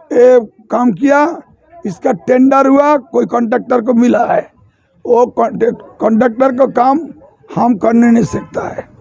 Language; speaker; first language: Hindi; non-native, local second language; Bangla